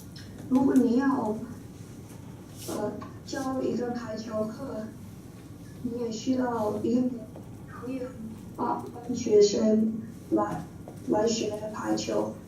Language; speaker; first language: Chinese; early bilingual, heritage; Chinese